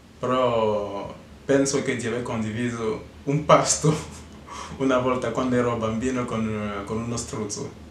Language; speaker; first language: Italian; non-native, fluent; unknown